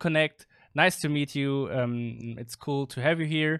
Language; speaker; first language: English; non-native, fluent; German